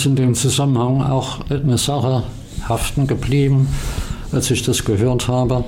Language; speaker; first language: German; native; German